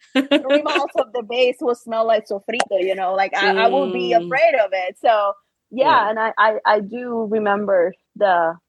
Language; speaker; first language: English; non-native, fluent; Spanish